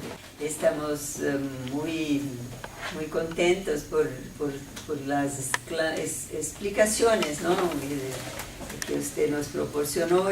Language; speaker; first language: Spanish; non-native, fluent; Portuguese